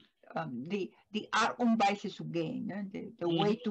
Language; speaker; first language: German; non-native, learner; Spanish